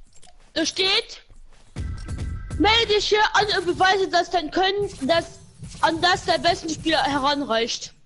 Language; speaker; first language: German; non-native, local second language; Luxembourgish